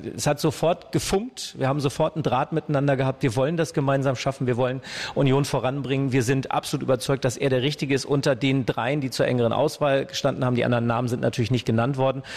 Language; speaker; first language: German; native; German